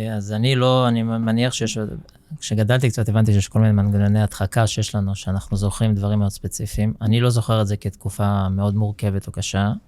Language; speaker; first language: Hebrew; early bilingual, other home language; Russian